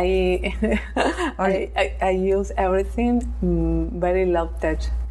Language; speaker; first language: English; non-native, learner; Spanish